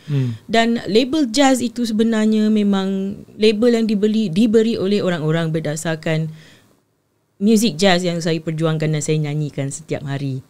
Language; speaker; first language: Malay; native; Malay